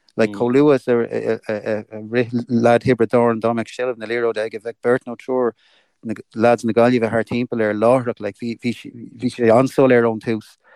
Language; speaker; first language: Irish; native; Irish